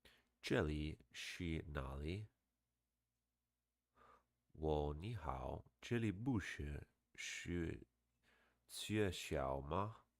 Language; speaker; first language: Chinese; non-native, learner; English